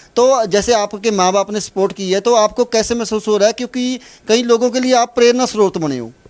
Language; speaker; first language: Hindi; non-native, local second language; Punjabi